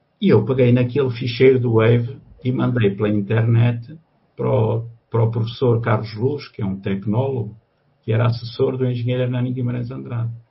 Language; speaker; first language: Portuguese; native; Portuguese